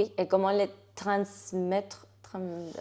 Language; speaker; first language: French; non-native, fluent; Spanish